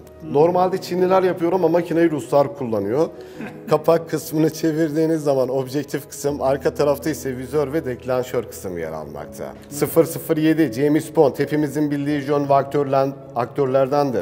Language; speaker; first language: Turkish; native; Turkish